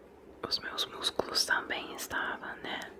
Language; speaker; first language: Portuguese; non-native, fluent; Italian